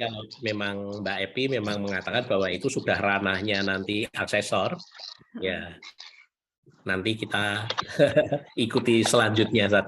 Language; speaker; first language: Malay; native; Malay